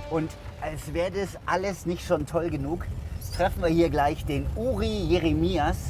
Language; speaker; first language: German; native; German